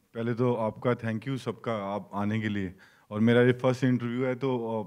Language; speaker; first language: Hindi; native; Hindi